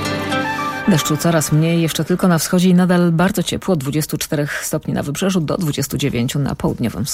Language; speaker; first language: Polish; native; Polish